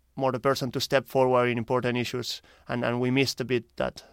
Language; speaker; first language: English; non-native, fluent; Spanish